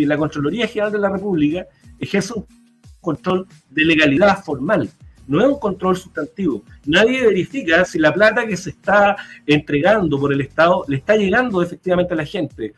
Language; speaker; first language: Spanish; native; Spanish